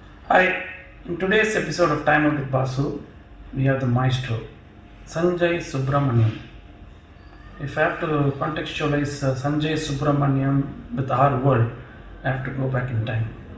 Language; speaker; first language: English; non-native, local second language; Tamil